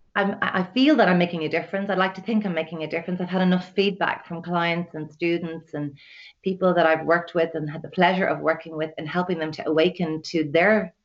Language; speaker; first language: English; native; English